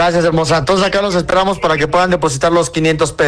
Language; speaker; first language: Spanish; native; Spanish